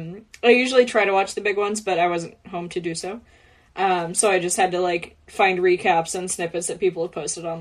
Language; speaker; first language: English; native; English